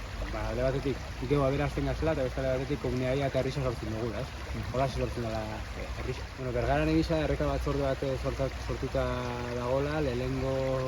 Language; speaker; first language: Basque; native; Basque